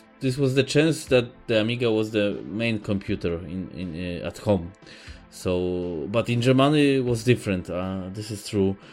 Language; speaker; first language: English; non-native, fluent; Polish